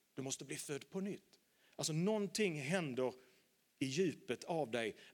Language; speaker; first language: Swedish; native; Swedish